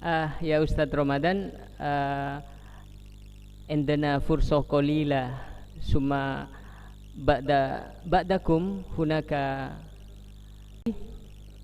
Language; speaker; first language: Arabic; non-native, learner; Indonesian